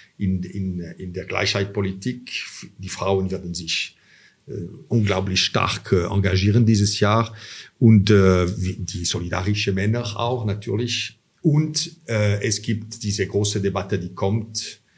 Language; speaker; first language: German; non-native, local second language; French